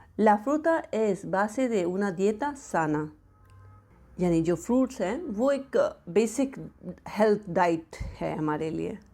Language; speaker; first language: Hindi; native; Hindi